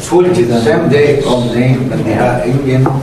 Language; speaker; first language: Danish; non-native, learner; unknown